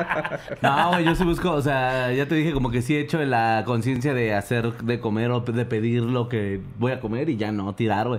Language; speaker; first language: Spanish; native; Spanish